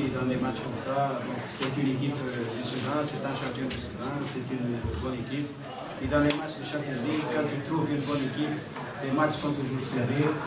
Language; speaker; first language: French; non-native, fluent; Portuguese